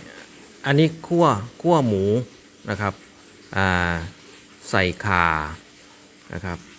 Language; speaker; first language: Thai; native; Thai